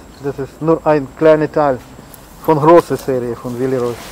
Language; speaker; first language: German; non-native, fluent; Russian